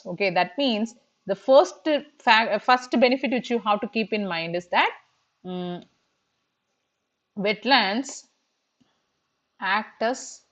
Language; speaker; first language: English; non-native, local second language; Tamil